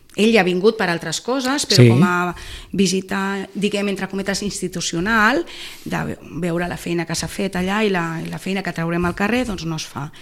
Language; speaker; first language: Catalan; native; Catalan